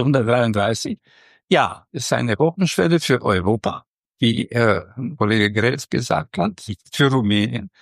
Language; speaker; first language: German; non-native, fluent; Romanian